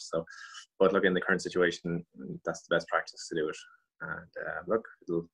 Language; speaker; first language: English; native; English